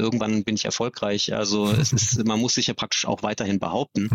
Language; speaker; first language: German; native; German